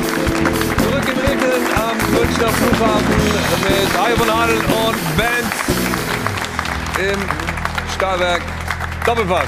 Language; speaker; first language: German; native; German